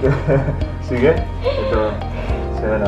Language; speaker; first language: Filipino; non-native, learner; Arabic